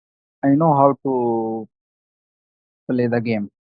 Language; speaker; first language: English; non-native, learner; Hindi